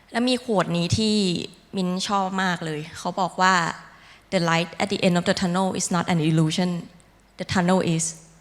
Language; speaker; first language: Thai; native; Thai